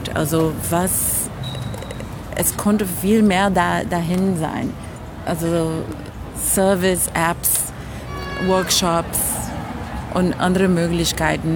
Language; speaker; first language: German; non-native, fluent; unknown